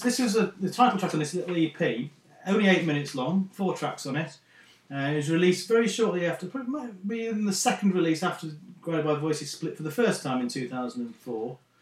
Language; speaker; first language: English; native; English